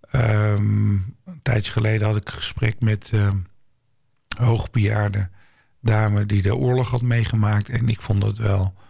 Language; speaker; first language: Dutch; early bilingual, other home language; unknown